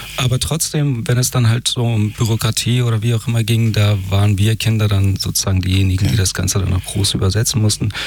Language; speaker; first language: German; early bilingual, other home language; Persian